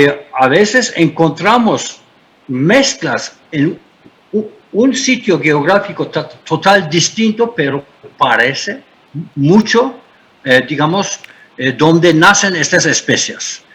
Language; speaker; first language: Spanish; non-native, fluent; Turkish